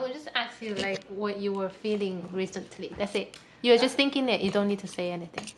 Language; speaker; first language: English; non-native, fluent; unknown